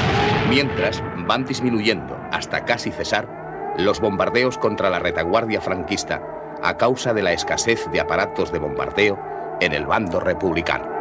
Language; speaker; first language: Spanish; native; Spanish